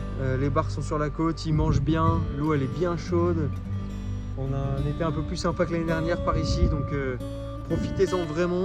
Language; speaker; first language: French; native; French